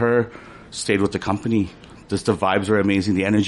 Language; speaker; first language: English; native; English